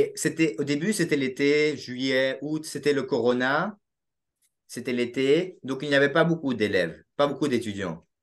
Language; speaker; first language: French; native; French